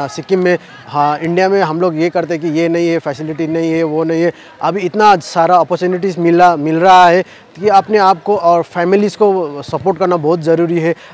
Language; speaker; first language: Hindi; non-native, local second language; Nepali